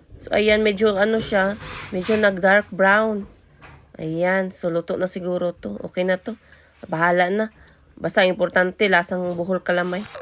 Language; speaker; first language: Filipino; non-native, local second language; Cebuano